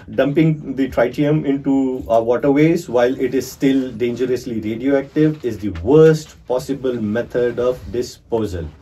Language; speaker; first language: English; non-native, local second language; Marathi